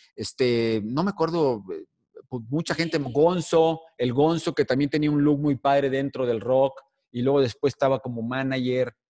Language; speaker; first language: Spanish; native; Spanish